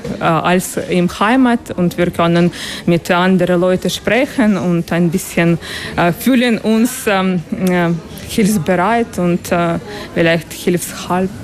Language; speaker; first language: German; non-native, learner; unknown